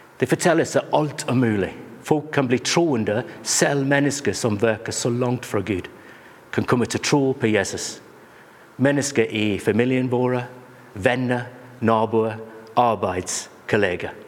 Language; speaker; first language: Norwegian; non-native, fluent; English